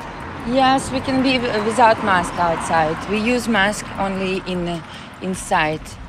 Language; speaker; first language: English; non-native, learner; Russian